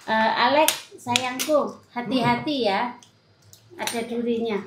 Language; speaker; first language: Indonesian; non-native, local second language; Javanese